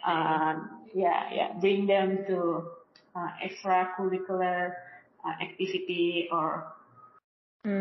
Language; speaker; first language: English; non-native, learner; Indonesian